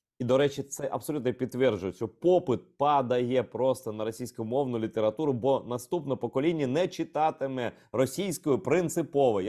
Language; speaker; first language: Ukrainian; non-native, local second language; Crimean Tatar